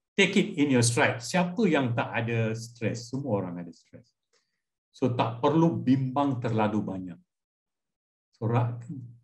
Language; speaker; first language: Malay; non-native, local second language; Punjabi